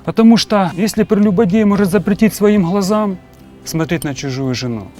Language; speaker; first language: Russian; native; Russian